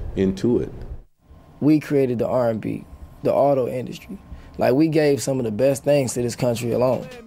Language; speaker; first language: English; native; English